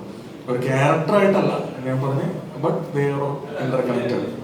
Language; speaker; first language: Malayalam; native; Malayalam